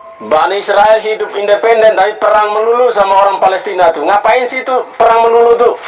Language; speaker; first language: Indonesian; native; Indonesian